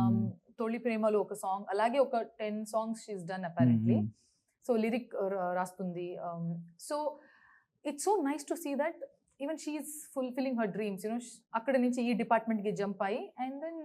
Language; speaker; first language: Telugu; non-native, learner; Kannada